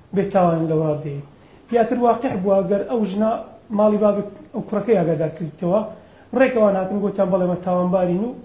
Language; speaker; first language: Central Kurdish; native; Central Kurdish